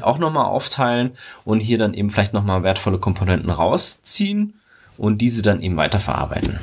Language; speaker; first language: German; native; German